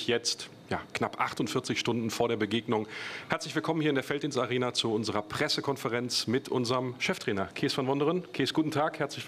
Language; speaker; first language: German; native; German